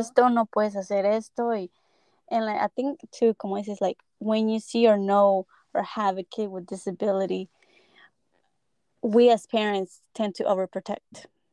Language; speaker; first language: English; early bilingual, other home language; Spanish